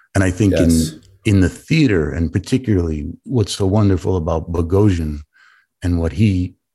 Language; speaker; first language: English; native; English